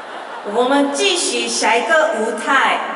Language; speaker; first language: Chinese; non-native, learner; Korean